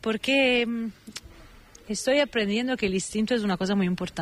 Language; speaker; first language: Spanish; non-native, fluent; Italian